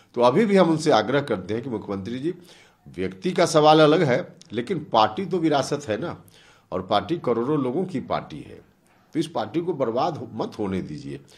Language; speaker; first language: Hindi; native; Hindi